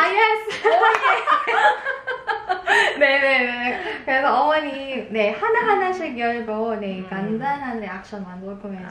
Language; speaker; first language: Korean; non-native, fluent; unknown